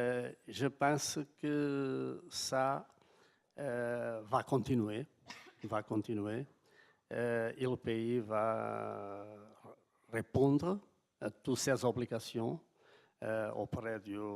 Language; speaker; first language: French; non-native, fluent; Portuguese